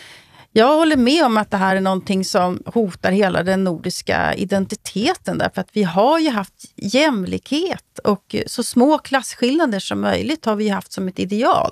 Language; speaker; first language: Swedish; native; Swedish